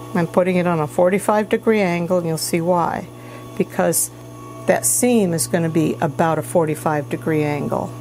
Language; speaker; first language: English; native; English